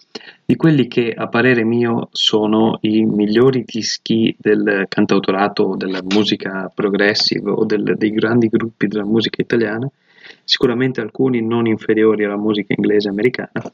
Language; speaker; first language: Italian; native; Italian